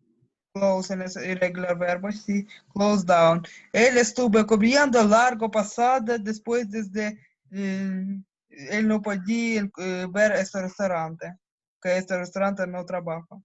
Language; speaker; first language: Spanish; non-native, learner; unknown